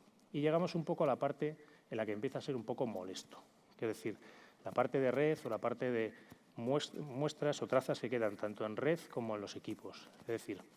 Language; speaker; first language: Spanish; native; Spanish